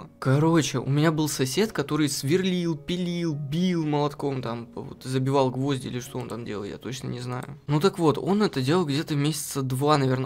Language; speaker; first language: Russian; native; Russian